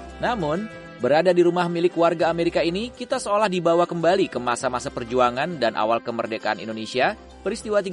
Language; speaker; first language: Indonesian; native; Indonesian